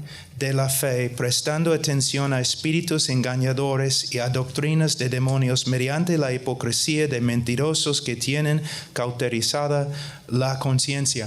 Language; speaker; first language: Spanish; non-native, fluent; English